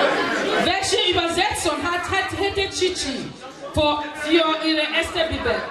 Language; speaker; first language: German; non-native, fluent; Igbo